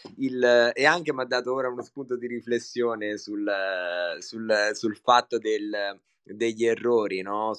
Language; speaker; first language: Italian; native; Italian